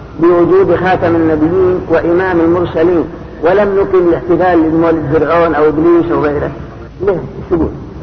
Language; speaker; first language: Arabic; native; Arabic